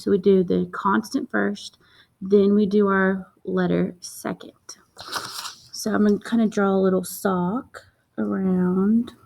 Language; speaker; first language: English; native; English